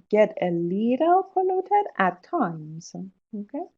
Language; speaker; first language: English; non-native, fluent; Persian